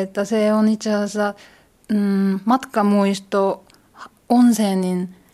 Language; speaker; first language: Finnish; non-native, learner; Korean